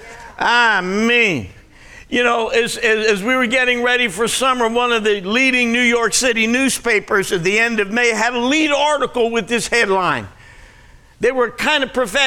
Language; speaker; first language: English; native; English